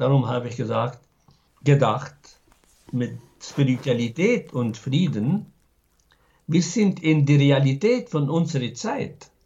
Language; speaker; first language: German; non-native, fluent; Arabic